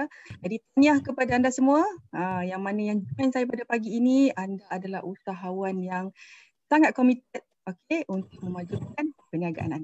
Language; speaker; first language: Malay; native; Malay